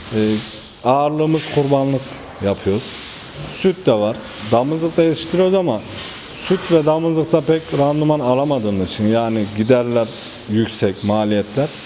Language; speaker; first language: Turkish; native; Turkish